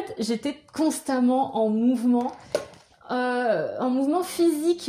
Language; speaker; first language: French; native; French